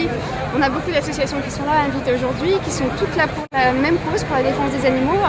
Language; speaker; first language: French; native; French